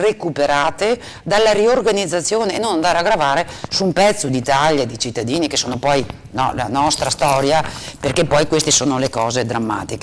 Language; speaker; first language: Italian; native; Italian